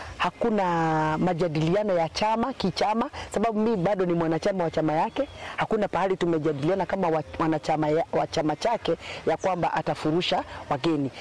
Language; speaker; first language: Swahili; non-native, local second language; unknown